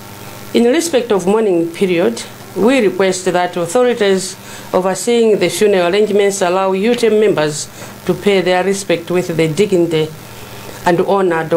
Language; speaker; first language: English; non-native, local second language; Nyanja